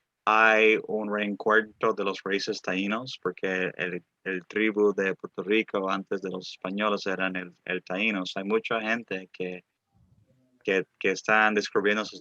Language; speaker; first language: Spanish; early bilingual, other home language; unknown